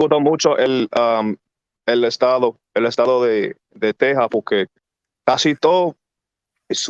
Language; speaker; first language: Spanish; early bilingual, heritage; English